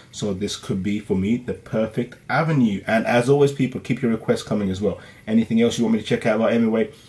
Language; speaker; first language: English; early bilingual, other home language; Urdu